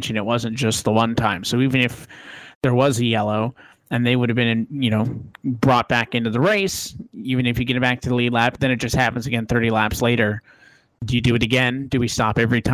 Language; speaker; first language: English; native; English